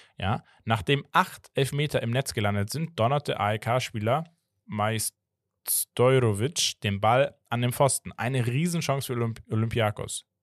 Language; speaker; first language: German; native; German